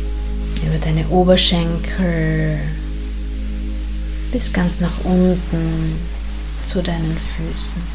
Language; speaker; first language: German; native; German